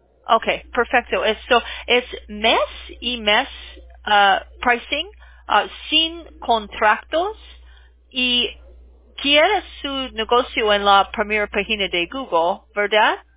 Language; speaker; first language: Spanish; non-native, learner; English